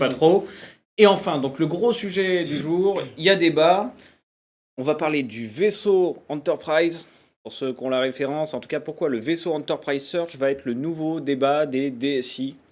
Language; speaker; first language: French; native; French